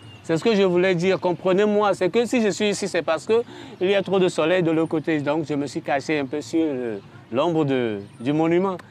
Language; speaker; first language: French; non-native, local second language; Ewe